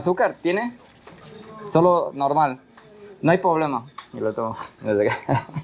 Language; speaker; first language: Spanish; non-native, fluent; Portuguese